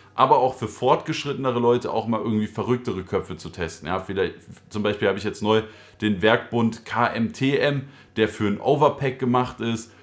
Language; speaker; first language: German; native; German